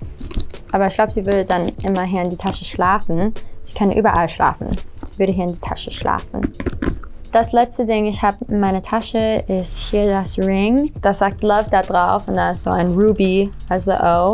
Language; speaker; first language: German; early bilingual, heritage; English